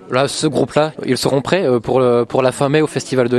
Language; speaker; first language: French; native; French